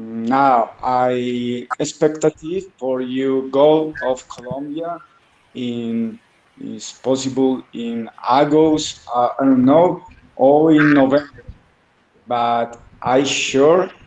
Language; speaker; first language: English; non-native, learner; Spanish